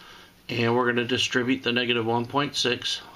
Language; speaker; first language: English; native; English